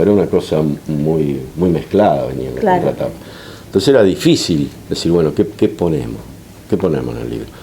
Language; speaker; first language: Spanish; native; Spanish